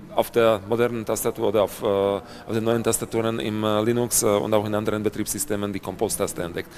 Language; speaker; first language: German; non-native, fluent; Slovak